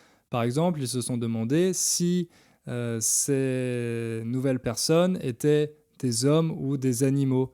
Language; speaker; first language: French; native; French